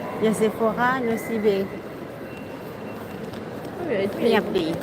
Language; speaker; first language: French; non-native, learner; Thai